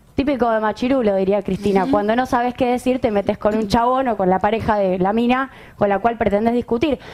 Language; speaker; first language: Spanish; native; Spanish